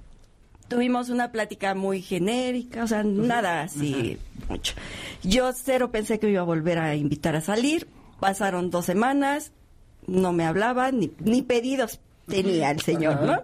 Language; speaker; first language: Spanish; native; Spanish